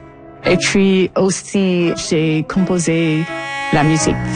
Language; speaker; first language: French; non-native, fluent; English